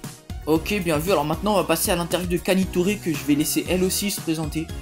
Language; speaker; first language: French; native; French